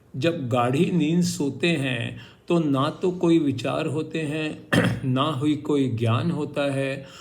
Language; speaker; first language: Hindi; non-native, local second language; Marathi